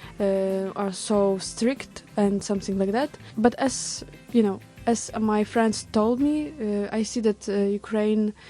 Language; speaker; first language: English; non-native, learner; Ukrainian